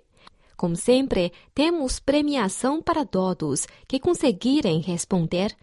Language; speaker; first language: Portuguese; non-native, fluent; Chinese